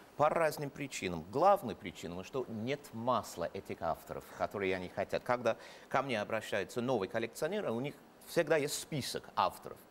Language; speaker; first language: Russian; non-native, fluent; English